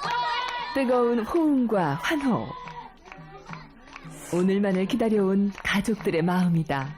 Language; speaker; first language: Korean; native; Korean